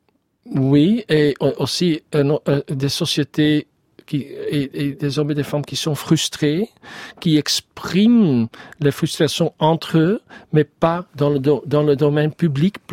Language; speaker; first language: French; non-native, learner; Dutch